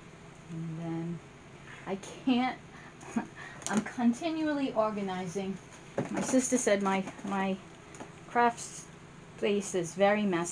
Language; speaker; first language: English; native; English